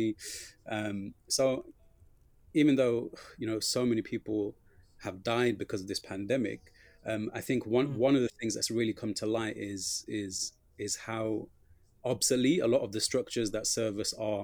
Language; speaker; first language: English; native; English